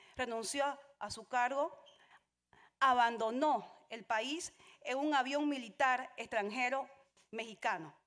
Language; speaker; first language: Spanish; native; Spanish